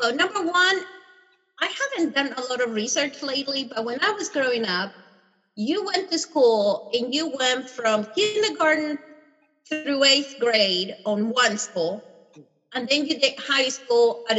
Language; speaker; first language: English; non-native, fluent; Spanish